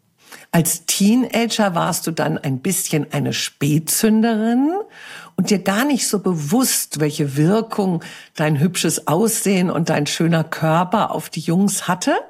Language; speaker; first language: German; native; German